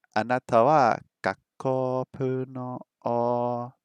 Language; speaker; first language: Japanese; non-native, learner; English